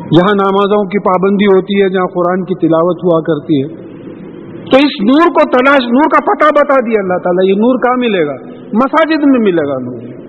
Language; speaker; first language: Urdu; native; Urdu